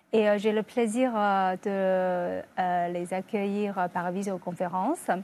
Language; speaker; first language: French; non-native, fluent; Chinese